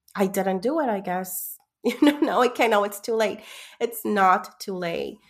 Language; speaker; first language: English; early bilingual, other home language; Spanish